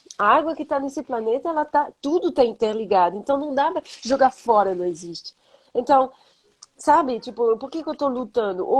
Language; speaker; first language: Portuguese; non-native, fluent; French